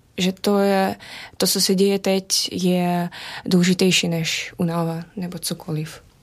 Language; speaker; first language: Czech; non-native, fluent; Belarusian